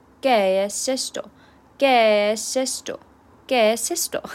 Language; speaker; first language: Spanish; non-native, learner; Chinese